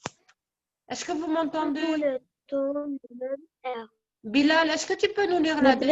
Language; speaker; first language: French; non-native, local second language; Arabic